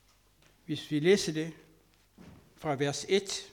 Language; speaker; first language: Danish; non-native, learner; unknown